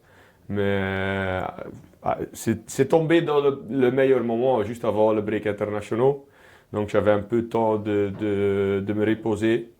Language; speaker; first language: French; non-native, local second language; Dutch